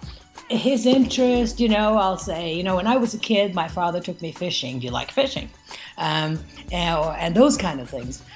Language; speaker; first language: English; non-native, fluent; Norwegian